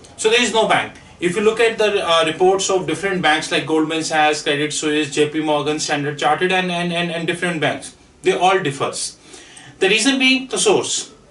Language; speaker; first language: English; non-native, local second language; Hindi